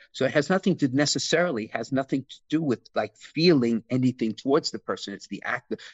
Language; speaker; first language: English; native; English